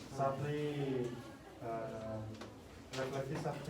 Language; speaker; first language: English; non-native, learner; Spanish